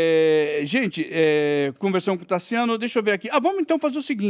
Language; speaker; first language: Portuguese; native; Portuguese